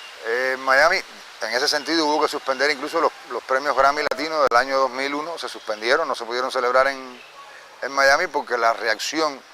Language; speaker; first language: Spanish; native; Spanish